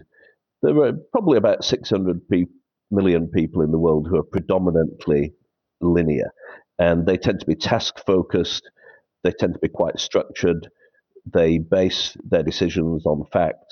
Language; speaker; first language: English; native; English